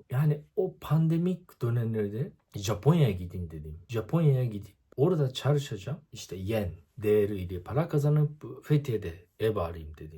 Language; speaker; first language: Turkish; non-native, fluent; Japanese